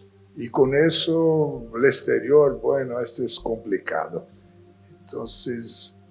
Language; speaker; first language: Spanish; non-native, fluent; Portuguese